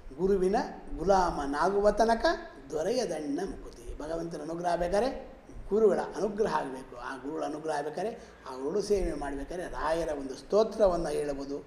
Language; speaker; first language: Kannada; native; Kannada